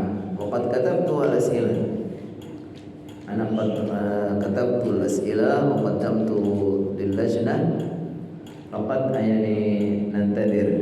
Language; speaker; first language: Arabic; non-native, fluent; Indonesian